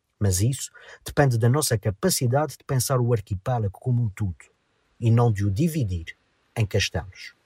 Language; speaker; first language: Portuguese; native; Portuguese